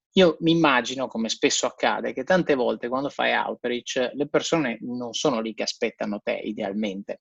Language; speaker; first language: Italian; native; Italian